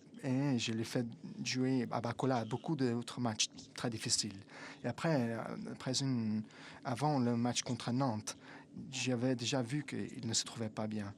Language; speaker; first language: French; non-native, fluent; Italian